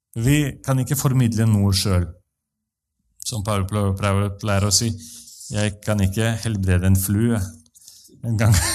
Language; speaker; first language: Norwegian; non-native, fluent; Russian